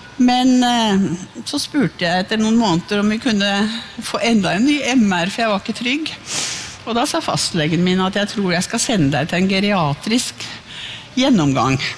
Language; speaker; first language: Norwegian; native; Norwegian